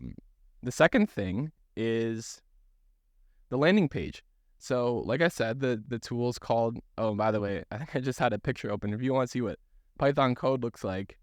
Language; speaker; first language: English; native; English